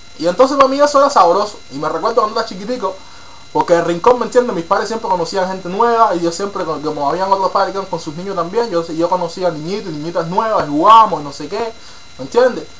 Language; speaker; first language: Spanish; native; Spanish